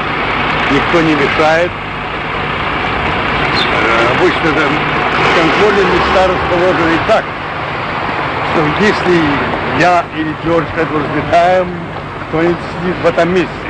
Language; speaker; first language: Russian; non-native, local second language; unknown